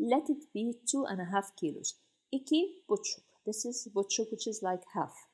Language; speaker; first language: English; non-native, fluent; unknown